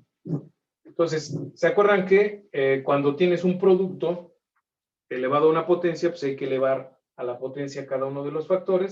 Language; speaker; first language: Spanish; native; Spanish